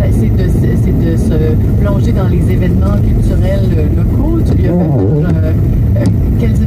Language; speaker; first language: French; native; French